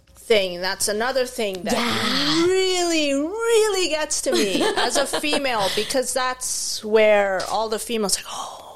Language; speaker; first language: English; non-native, fluent; Arabic